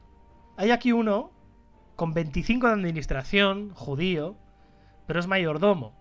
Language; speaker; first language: Spanish; native; Spanish